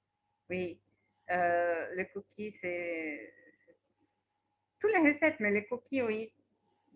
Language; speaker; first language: French; non-native, fluent; Portuguese